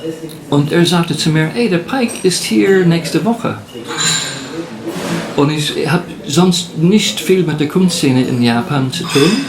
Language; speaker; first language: German; non-native, fluent; English